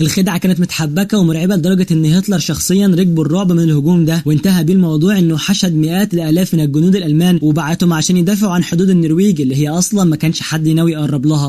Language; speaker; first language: Arabic; native; Arabic